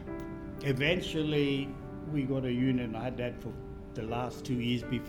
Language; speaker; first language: English; non-native, fluent; German